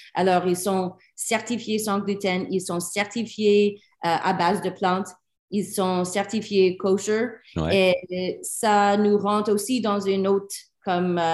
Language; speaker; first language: French; non-native, learner; English